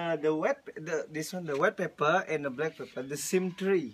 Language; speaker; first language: English; non-native, learner; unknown